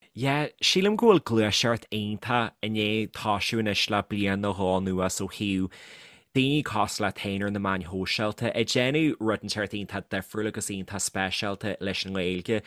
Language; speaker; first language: Irish; native; Irish